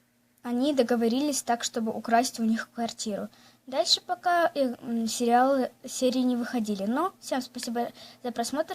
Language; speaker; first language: Russian; native; Russian